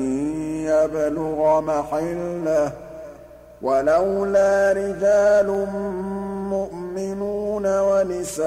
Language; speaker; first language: Arabic; native; Arabic